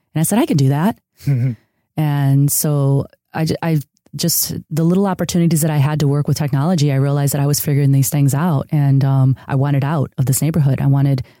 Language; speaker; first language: English; early bilingual, other home language; Spanish